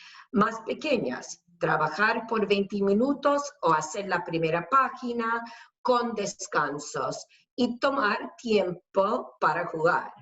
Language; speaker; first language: Spanish; non-native, fluent; English